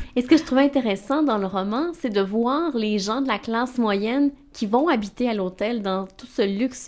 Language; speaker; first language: French; native; French